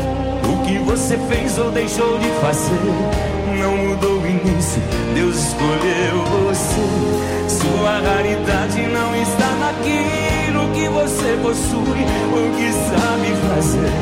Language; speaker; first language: Portuguese; native; Portuguese